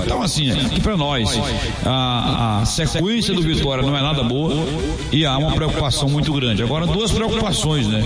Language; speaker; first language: Portuguese; native; Portuguese